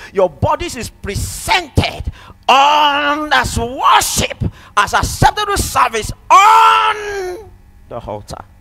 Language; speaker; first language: English; non-native, local second language; Yoruba